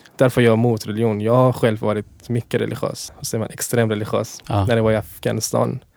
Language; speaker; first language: Swedish; non-native, fluent; Persian